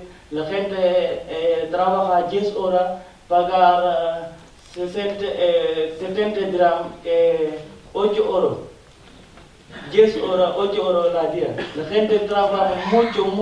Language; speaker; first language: Spanish; non-native, learner; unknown